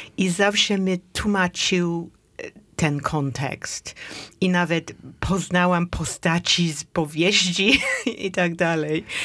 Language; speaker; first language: Polish; non-native, fluent; English